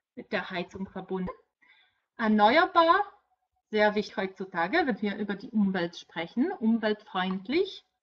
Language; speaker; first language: German; non-native, fluent; Polish